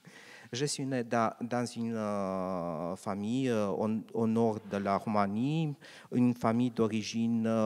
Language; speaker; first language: French; non-native, learner; Romanian